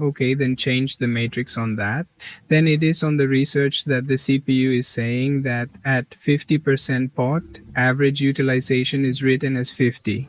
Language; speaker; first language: English; non-native, learner; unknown